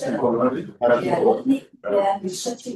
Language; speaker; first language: English; non-native, learner; Vietnamese